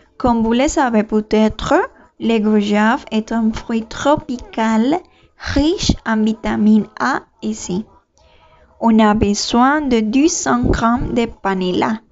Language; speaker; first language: French; non-native, learner; Spanish